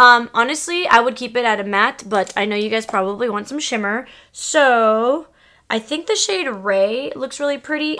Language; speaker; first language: English; early bilingual, other home language; Spanish